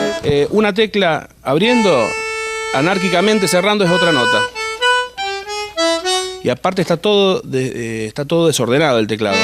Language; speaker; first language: Spanish; native; Spanish